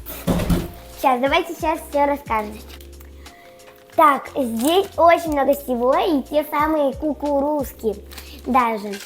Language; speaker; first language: Russian; native; Russian